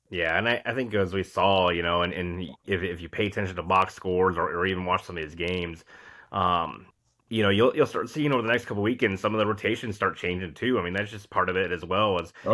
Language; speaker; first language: English; native; English